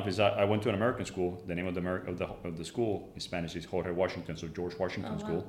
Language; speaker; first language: English; non-native, fluent; Spanish